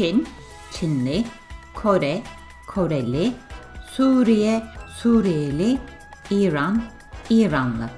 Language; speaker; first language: Turkish; non-native, fluent; English